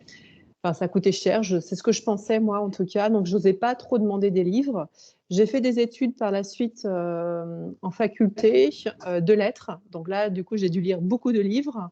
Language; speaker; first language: French; native; French